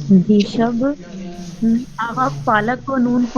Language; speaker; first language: Persian; non-native, learner; Urdu